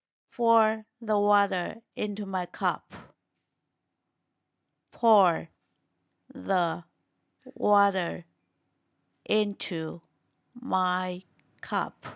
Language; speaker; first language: English; non-native, fluent; Chinese